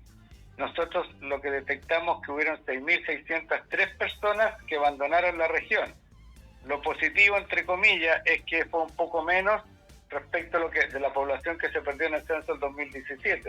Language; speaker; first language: Spanish; native; Spanish